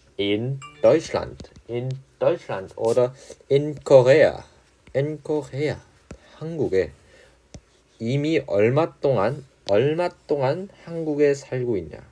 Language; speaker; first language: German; non-native, fluent; Korean